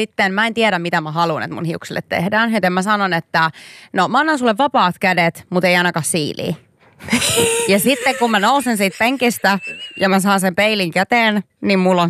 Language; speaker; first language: Finnish; native; Finnish